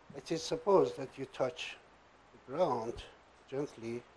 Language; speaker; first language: English; non-native, fluent; Persian